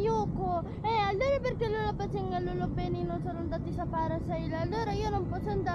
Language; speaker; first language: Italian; early bilingual, other home language; Filipino